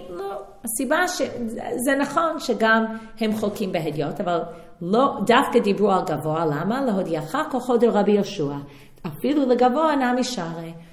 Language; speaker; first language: Hebrew; non-native, fluent; English